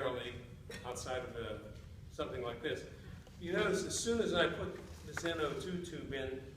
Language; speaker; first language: English; native; English